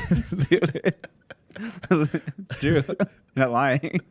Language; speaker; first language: English; native; English